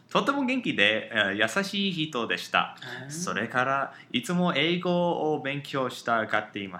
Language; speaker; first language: Japanese; non-native, learner; English